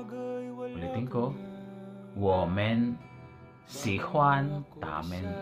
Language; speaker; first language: Chinese; non-native, learner; Filipino